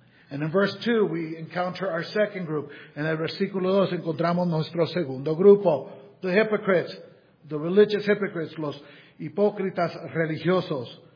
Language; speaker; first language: English; native; English